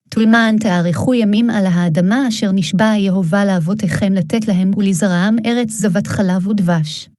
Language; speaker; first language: Hebrew; non-native, fluent; English